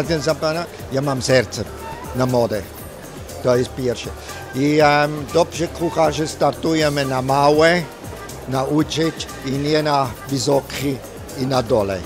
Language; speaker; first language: Polish; non-native, learner; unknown